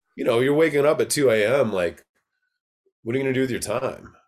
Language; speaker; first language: English; native; English